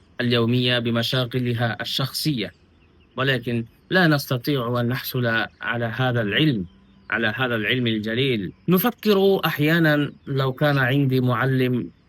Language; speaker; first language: Arabic; non-native, fluent; Bangla